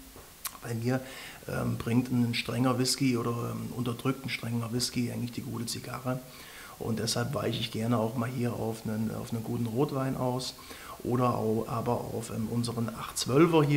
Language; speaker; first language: German; native; German